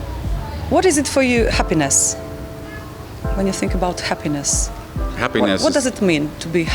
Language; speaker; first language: English; non-native, learner; Polish